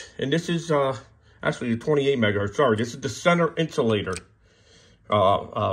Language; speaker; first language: English; native; English